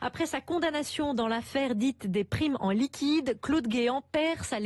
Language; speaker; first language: French; native; French